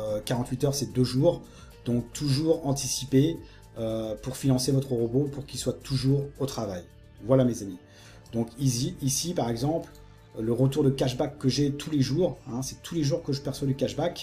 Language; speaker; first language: French; native; French